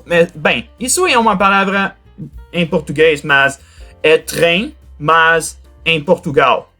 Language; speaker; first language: Portuguese; non-native, fluent; French